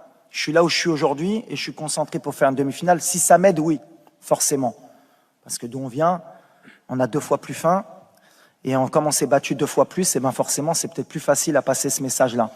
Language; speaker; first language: French; native; French